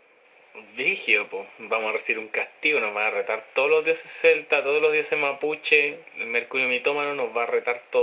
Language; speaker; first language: Spanish; native; Spanish